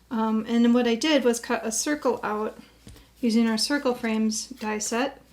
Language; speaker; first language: English; native; English